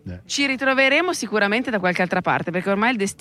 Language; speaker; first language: Italian; native; Italian